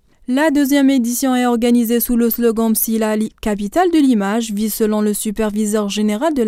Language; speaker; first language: French; non-native, local second language; Arabic